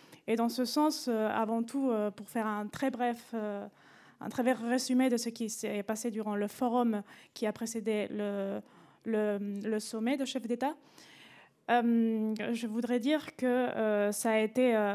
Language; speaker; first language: French; non-native, fluent; Spanish